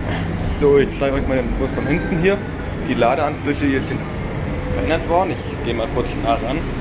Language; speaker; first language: German; native; German